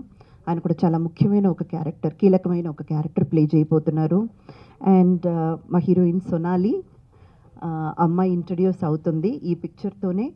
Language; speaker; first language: Telugu; native; Telugu